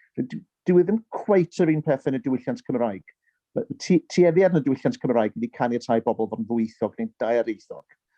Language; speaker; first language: Welsh; early bilingual, heritage; Welsh